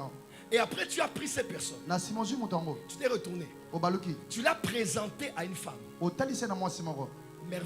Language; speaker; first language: French; non-native, local second language; Lingala